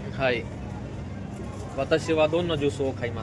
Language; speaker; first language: Japanese; non-native, learner; Marathi